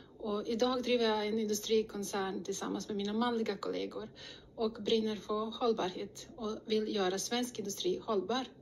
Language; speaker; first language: Swedish; non-native, fluent; Bosnian